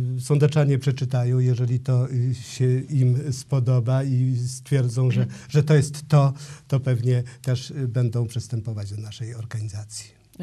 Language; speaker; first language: Polish; native; Polish